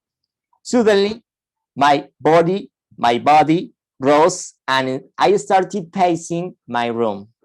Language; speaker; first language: English; non-native, fluent; Spanish